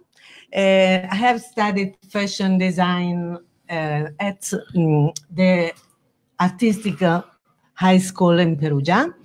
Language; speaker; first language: English; non-native, learner; Italian